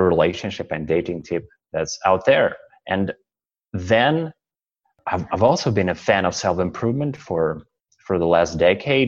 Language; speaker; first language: English; non-native, fluent; Russian